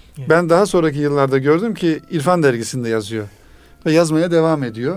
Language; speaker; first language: Turkish; native; Turkish